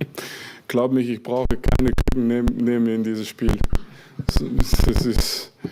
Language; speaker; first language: German; non-native, fluent; French